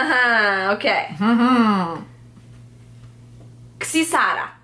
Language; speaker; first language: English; non-native, fluent; Russian